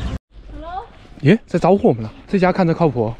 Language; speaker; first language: Chinese; native; Chinese